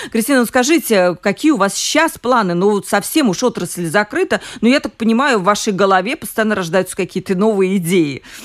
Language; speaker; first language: Russian; native; Russian